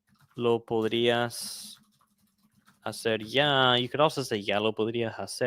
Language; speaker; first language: Spanish; non-native, fluent; English